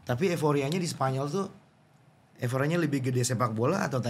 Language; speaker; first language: Indonesian; native; Indonesian